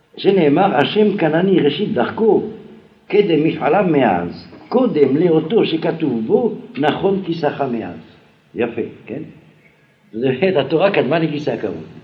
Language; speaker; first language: Hebrew; non-native, fluent; French